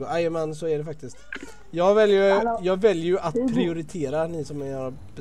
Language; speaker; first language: Swedish; native; Swedish